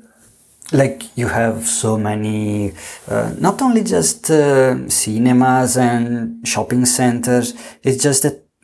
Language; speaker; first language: English; non-native, fluent; Italian